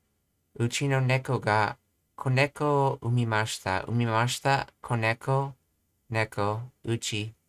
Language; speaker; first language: Japanese; non-native, learner; English